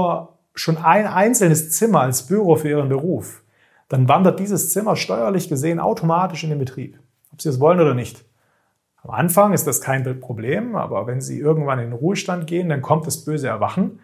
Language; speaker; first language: German; native; German